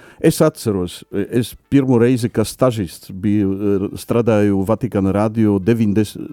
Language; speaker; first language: Latvian; non-native, fluent; Polish